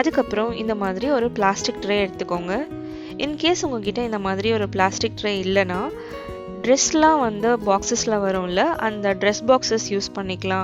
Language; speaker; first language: Tamil; native; Tamil